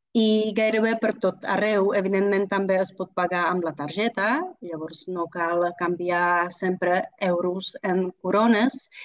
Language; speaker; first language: Catalan; non-native, fluent; Czech